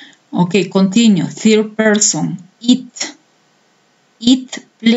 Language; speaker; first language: English; non-native, fluent; Spanish